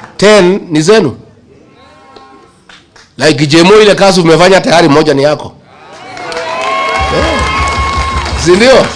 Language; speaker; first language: Swahili; non-native, local second language; Kikuyu